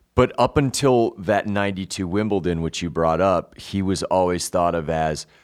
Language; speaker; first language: English; native; English